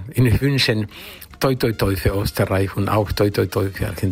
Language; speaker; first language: German; non-native, fluent; Spanish